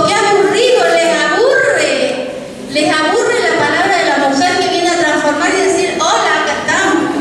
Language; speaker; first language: Spanish; native; Spanish